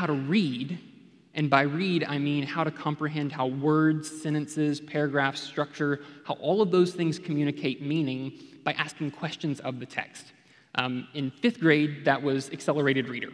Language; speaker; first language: English; native; English